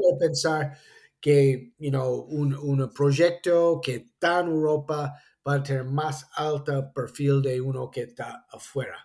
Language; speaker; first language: Spanish; non-native, fluent; English